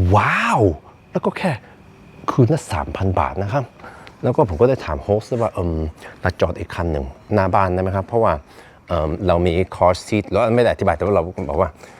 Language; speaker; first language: Thai; non-native, fluent; Norwegian